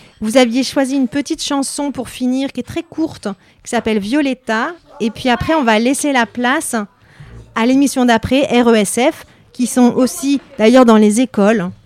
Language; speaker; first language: French; native; French